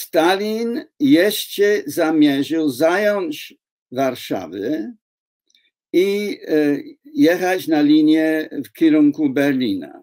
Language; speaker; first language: Polish; non-native, fluent; English